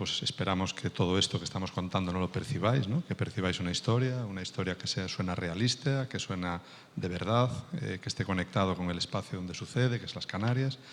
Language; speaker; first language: Spanish; native; Spanish